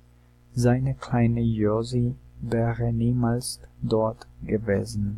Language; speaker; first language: German; non-native, learner; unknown